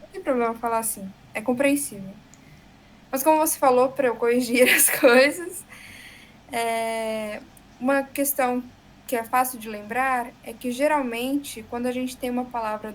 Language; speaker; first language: Portuguese; native; Portuguese